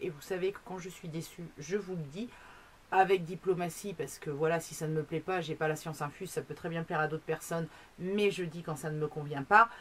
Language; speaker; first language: French; native; French